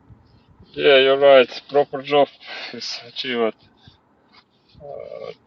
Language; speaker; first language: English; non-native, learner; Russian